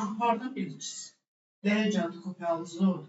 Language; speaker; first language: Turkish; non-native, learner; Azerbaijani